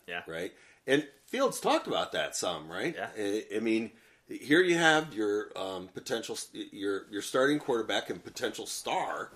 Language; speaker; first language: English; native; English